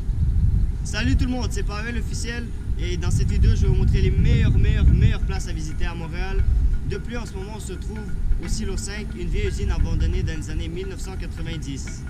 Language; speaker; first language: French; native; French